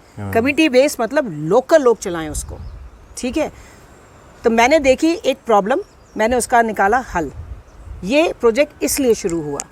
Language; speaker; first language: Hindi; non-native, local second language; Garhwali